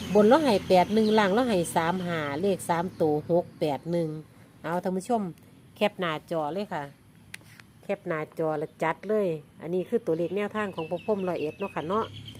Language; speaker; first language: Thai; native; Thai